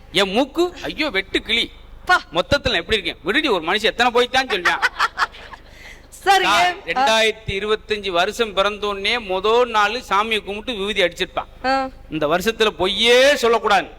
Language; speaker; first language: Tamil; native; Tamil